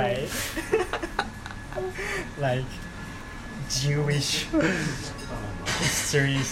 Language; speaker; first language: English; non-native, learner; Japanese